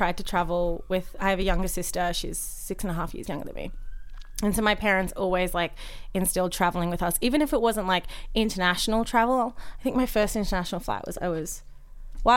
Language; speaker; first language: English; native; English